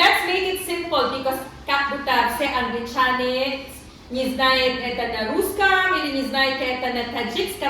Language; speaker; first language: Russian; non-native, learner; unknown